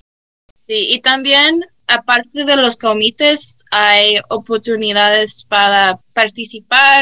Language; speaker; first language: Spanish; early bilingual, heritage; Spanish